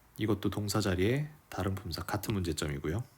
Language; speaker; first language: Korean; native; Korean